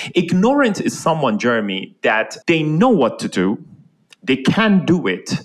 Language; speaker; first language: English; non-native, fluent; Persian